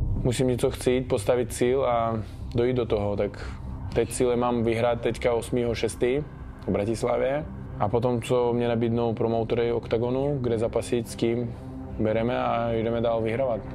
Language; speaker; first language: Czech; non-native, fluent; Uzbek